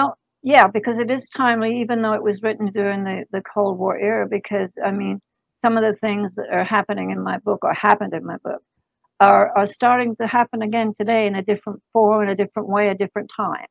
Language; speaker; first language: English; native; English